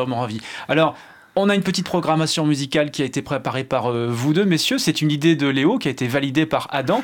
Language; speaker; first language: French; native; French